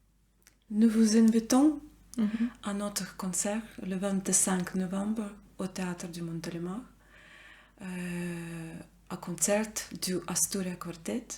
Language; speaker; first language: French; non-native, learner; Ukrainian